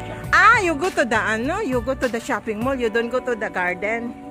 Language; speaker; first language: English; non-native, learner; Filipino